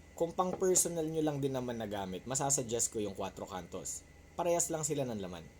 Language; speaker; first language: Filipino; non-native, local second language; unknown